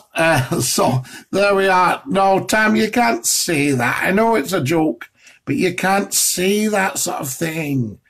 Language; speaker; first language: English; native; English